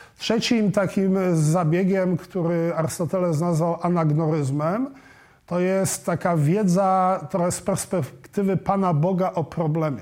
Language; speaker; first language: Polish; native; Polish